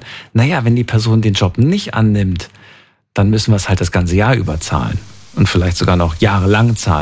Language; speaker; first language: German; native; German